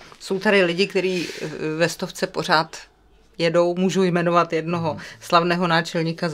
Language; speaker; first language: Czech; native; Czech